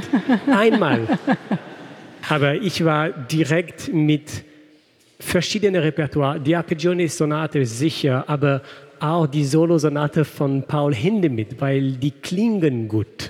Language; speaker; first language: German; non-native, fluent; French